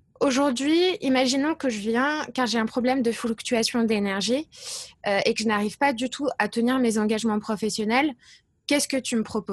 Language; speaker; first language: French; native; French